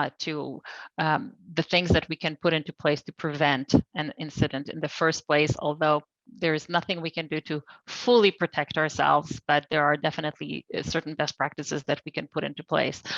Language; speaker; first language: English; non-native, fluent; Polish